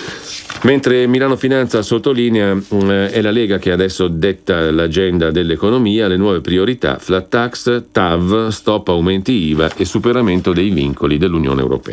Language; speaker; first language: Italian; native; Italian